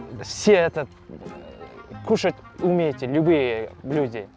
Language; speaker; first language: Russian; non-native, local second language; Kazakh